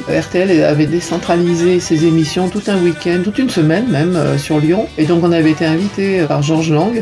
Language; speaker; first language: French; native; French